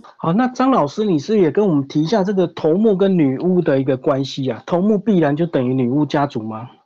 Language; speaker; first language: Chinese; native; Chinese